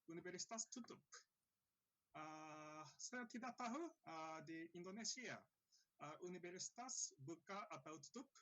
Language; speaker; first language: Indonesian; non-native, learner; Japanese